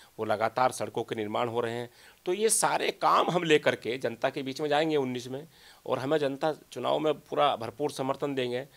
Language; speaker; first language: Hindi; native; Hindi